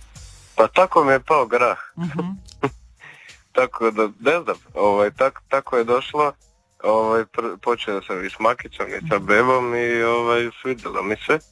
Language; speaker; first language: Serbian; native; Serbian